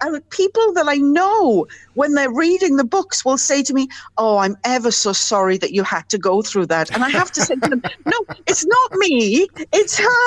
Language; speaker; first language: English; native; English